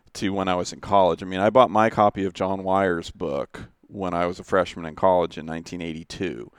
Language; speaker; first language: English; native; English